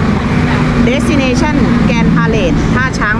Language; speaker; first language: English; non-native, learner; Thai